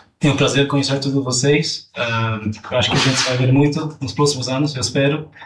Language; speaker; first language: Portuguese; non-native, fluent; German